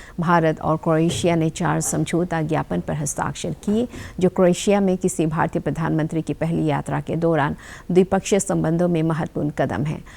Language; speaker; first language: Hindi; non-native, local second language; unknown